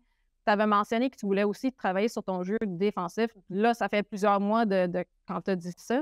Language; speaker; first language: French; native; French